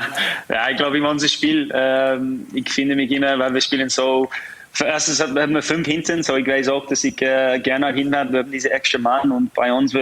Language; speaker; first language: German; non-native, fluent; English